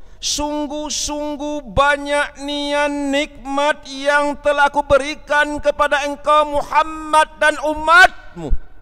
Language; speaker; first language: Malay; non-native, local second language; Achinese